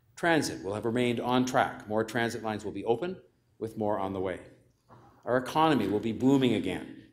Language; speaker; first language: English; native; English